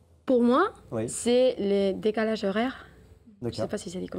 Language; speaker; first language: French; non-native, learner; Spanish